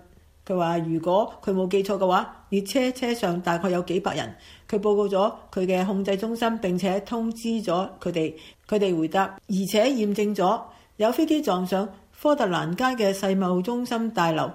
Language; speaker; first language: Chinese; non-native, local second language; Cantonese